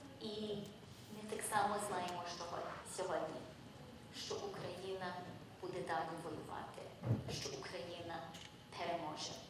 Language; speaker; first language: Ukrainian; early bilingual, heritage; English